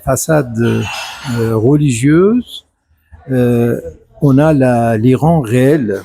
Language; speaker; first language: French; non-native, fluent; Persian